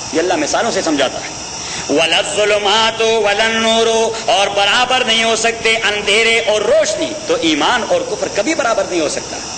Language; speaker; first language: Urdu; non-native, local second language; Pashto